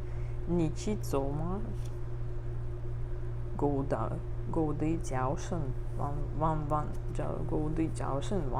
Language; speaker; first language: Chinese; non-native, learner; Russian